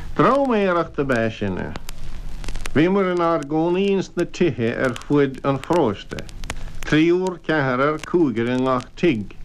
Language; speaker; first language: Irish; native; Irish